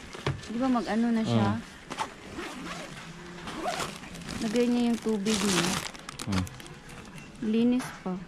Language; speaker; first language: Filipino; native; Filipino